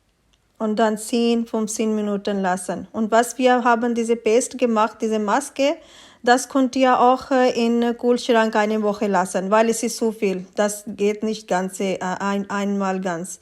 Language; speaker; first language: German; non-native, learner; Urdu